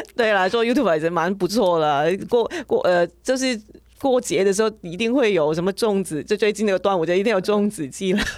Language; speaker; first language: Chinese; non-native, local second language; Cantonese